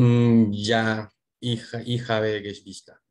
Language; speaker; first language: German; non-native, learner; Spanish